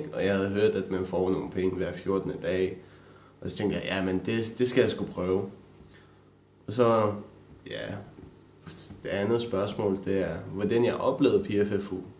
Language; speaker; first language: Danish; early bilingual, other home language; Romanian